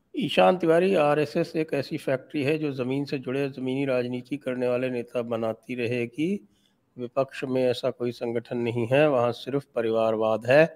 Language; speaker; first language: Hindi; native; Hindi